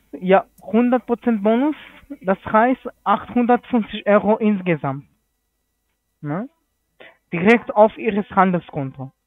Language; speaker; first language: German; non-native, learner; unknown